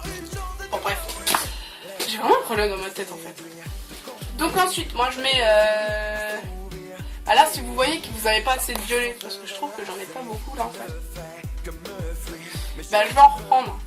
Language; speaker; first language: French; native; French